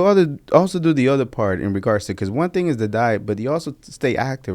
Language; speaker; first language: English; early bilingual, other home language; Spanish